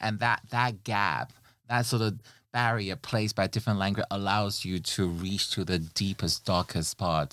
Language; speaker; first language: English; non-native, fluent; Chinese